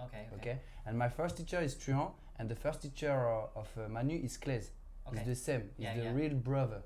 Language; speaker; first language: English; non-native, learner; French